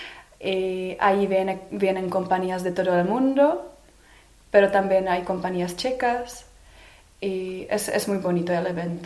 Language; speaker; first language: Spanish; non-native, fluent; Czech